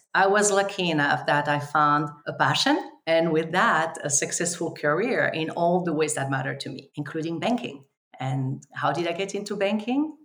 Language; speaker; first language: English; non-native, fluent; French